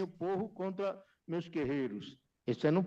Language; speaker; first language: Portuguese; non-native, local second language; Yanomámi